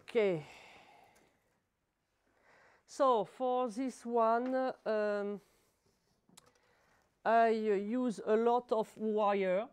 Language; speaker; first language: English; non-native, learner; French